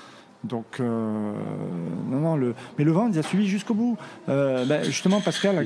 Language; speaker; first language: French; native; French